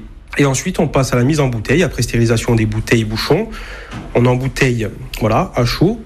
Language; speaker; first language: French; native; French